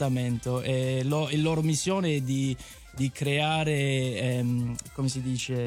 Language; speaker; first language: Italian; native; Italian